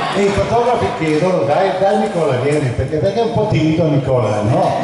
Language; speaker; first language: Italian; non-native, fluent; Hungarian